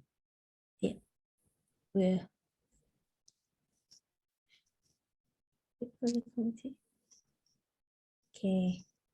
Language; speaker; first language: English; non-native, fluent; Indonesian